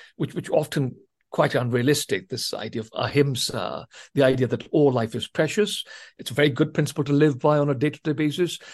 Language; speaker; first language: English; non-native, local second language; Swahili